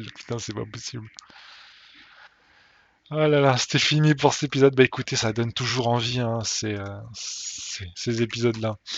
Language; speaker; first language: French; native; French